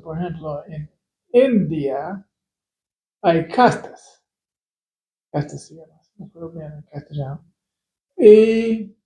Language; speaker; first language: Spanish; non-native, fluent; English